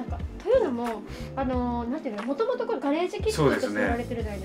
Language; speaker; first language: Japanese; native; Japanese